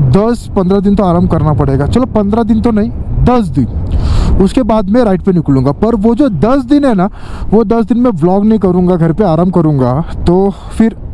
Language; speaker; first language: Hindi; non-native, local second language; Marathi